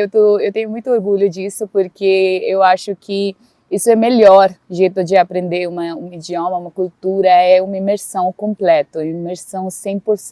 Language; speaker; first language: Portuguese; non-native, fluent; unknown